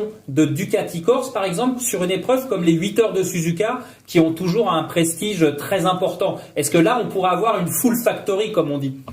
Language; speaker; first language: French; native; French